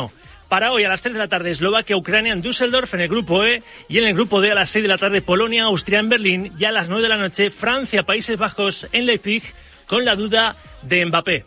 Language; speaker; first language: Spanish; native; Spanish